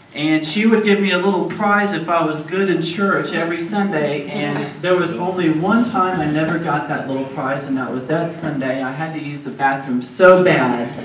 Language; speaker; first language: English; native; English